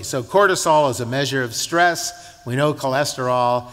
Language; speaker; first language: English; native; English